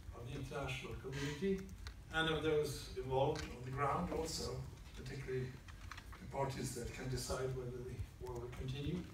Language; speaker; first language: English; non-native, fluent; Swedish